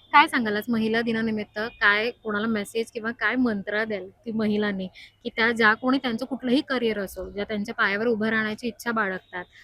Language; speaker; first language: Marathi; native; Marathi